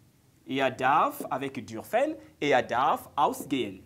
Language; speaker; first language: German; non-native, learner; French